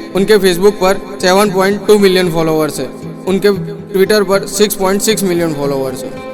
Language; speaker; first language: Hindi; native; Hindi